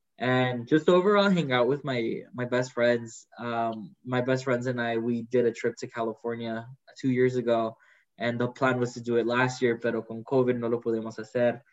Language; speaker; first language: English; early bilingual, other home language; Spanish